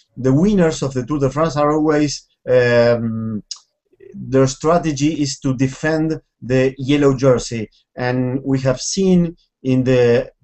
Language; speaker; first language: English; non-native, fluent; Spanish